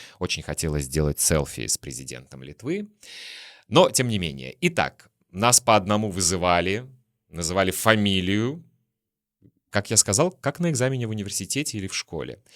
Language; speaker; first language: Russian; native; Russian